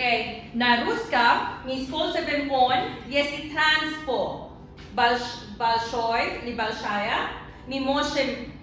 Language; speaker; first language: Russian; non-native, learner; Filipino